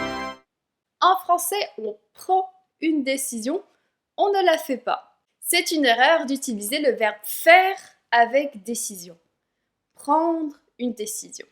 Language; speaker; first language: French; native; French